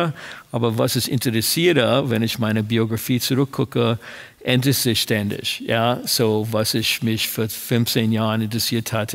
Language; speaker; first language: German; non-native, fluent; English